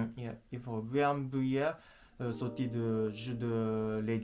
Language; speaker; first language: French; non-native, learner; Japanese